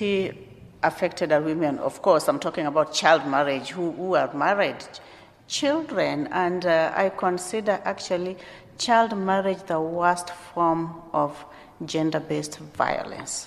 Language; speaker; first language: English; non-native, local second language; Luo (Kenya and Tanzania)